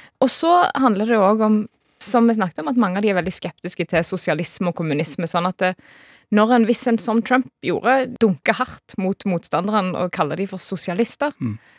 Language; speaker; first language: Norwegian; native; Norwegian